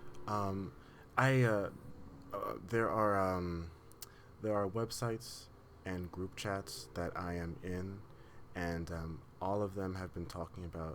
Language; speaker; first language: English; non-native, learner; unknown